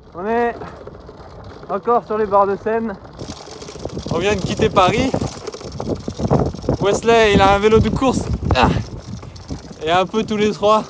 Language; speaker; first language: French; native; French